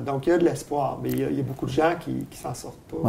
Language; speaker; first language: French; native; French